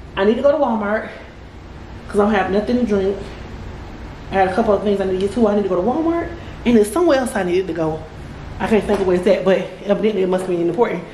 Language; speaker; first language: English; native; English